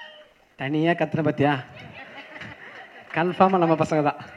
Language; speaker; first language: Tamil; native; Tamil